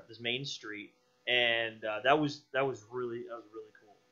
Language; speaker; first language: English; native; English